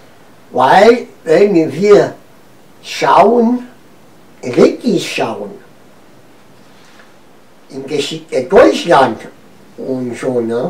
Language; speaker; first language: German; non-native, learner; Romanian